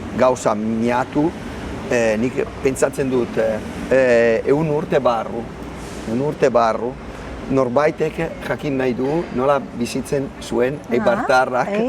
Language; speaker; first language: Basque; non-native, learner; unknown